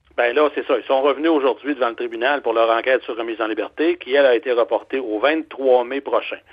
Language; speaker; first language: French; native; French